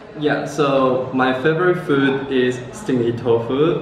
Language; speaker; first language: English; non-native, fluent; Chinese